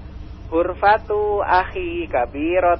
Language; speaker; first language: Arabic; non-native, learner; Indonesian